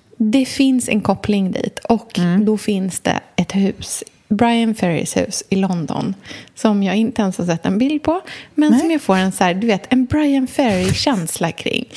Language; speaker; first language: Swedish; native; Swedish